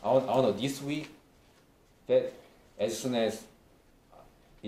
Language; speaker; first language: English; non-native, learner; Korean